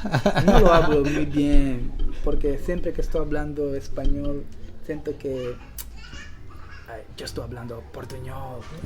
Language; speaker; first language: Spanish; non-native, learner; Portuguese